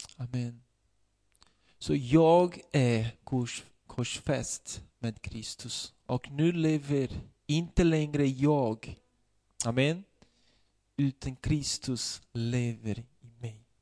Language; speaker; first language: Swedish; non-native, fluent; Portuguese